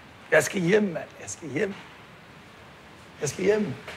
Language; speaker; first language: Danish; early bilingual, other home language; Arabic